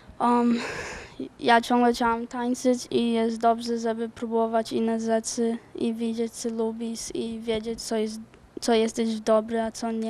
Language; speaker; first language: Polish; early bilingual, other home language; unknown